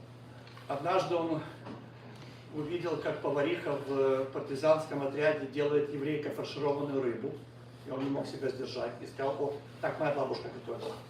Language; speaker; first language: Russian; native; Russian